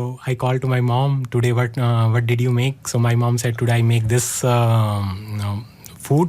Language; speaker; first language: English; non-native, learner; Hindi